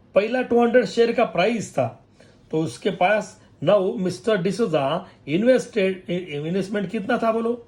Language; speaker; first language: Hindi; non-native, local second language; Marathi